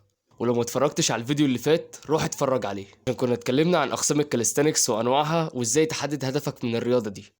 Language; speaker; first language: Arabic; native; Arabic